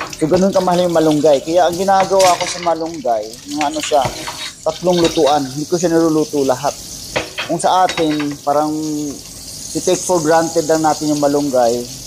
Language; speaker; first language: Filipino; non-native, local second language; Cebuano